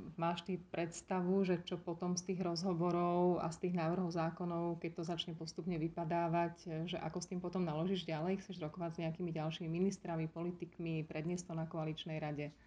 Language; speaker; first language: Slovak; native; Slovak